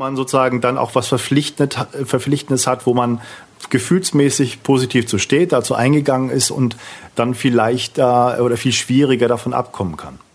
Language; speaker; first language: German; native; German